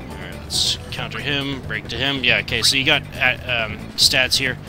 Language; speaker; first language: English; native; English